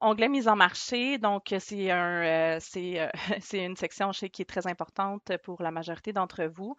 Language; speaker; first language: French; native; French